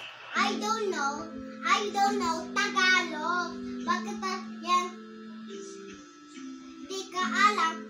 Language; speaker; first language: Filipino; non-native, learner; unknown